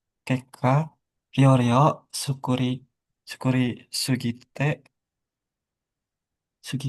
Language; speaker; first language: Japanese; non-native, learner; Indonesian